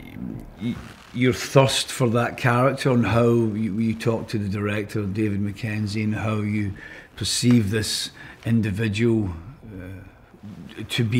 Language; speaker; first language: English; native; English